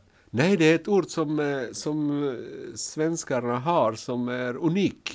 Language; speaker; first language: Swedish; non-native, fluent; Spanish